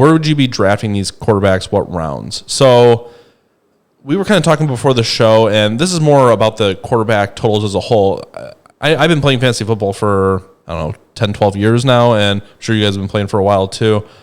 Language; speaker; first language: English; native; English